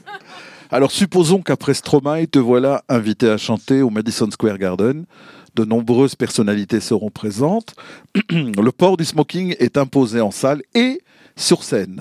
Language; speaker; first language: French; native; French